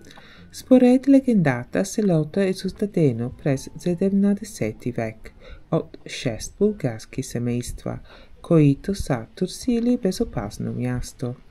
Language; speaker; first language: Bulgarian; non-native, learner; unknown